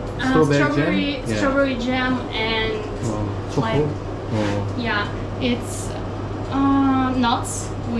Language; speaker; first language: English; non-native, learner; Russian